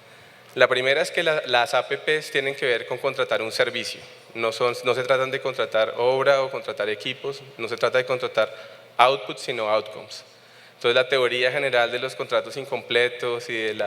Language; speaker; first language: Spanish; native; Spanish